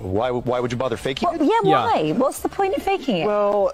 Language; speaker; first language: English; native; English